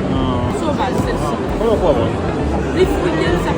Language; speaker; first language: Japanese; non-native, fluent; French